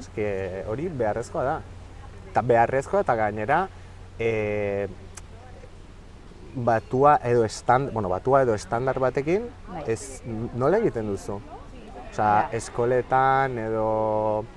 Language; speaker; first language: Basque; non-native, fluent; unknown